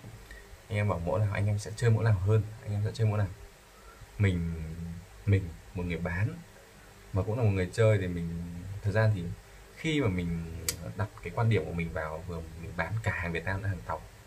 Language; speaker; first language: Vietnamese; native; Vietnamese